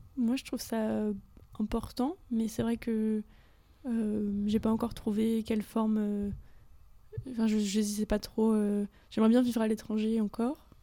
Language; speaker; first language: French; native; French